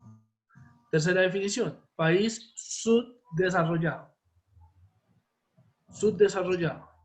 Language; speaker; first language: Spanish; native; Spanish